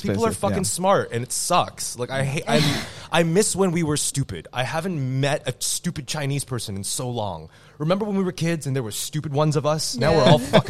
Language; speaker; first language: English; non-native, fluent; Chinese